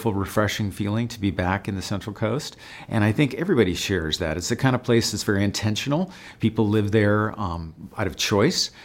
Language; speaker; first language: English; native; English